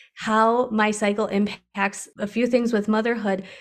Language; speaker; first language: English; native; English